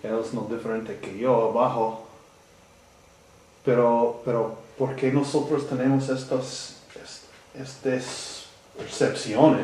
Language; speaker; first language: Spanish; non-native, learner; English